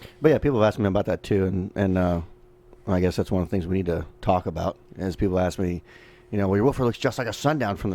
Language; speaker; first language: English; native; English